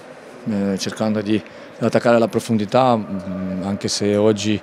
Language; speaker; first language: Italian; non-native, fluent; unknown